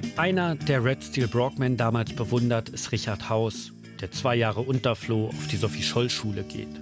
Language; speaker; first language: German; native; German